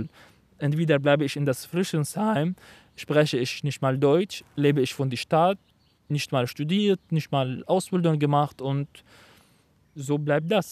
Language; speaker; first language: German; non-native, learner; Arabic